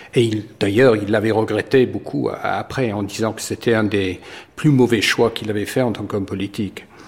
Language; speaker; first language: French; non-native, fluent; English